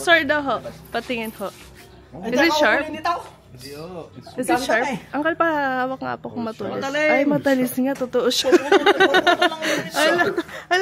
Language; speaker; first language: Filipino; native; Filipino